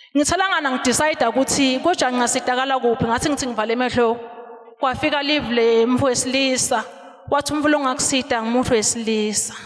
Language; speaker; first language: Zulu; non-native, local second language; Swati